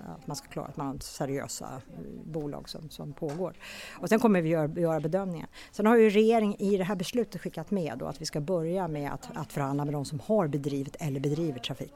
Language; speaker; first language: Swedish; native; Swedish